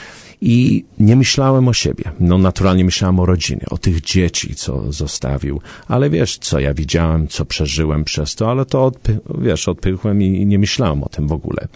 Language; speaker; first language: Polish; early bilingual, heritage; Polish